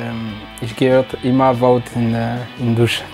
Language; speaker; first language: German; non-native, learner; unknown